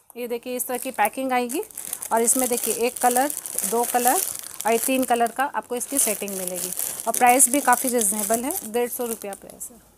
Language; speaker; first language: Hindi; native; Hindi